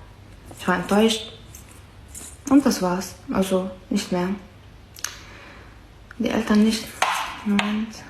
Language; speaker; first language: German; non-native, fluent; Arabic